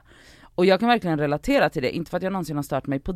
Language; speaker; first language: Swedish; native; Swedish